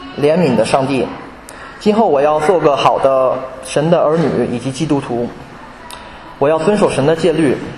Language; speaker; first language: Chinese; native; Chinese